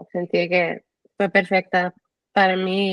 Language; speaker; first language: Spanish; early bilingual, heritage; English